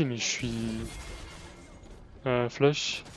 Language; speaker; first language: French; native; French